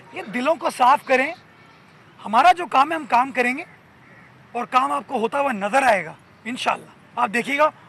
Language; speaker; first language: Urdu; native; Urdu